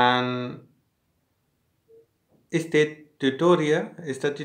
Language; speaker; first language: Spanish; non-native, learner; Hindi